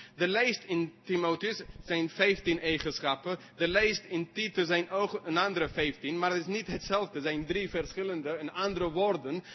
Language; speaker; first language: Dutch; non-native, fluent; English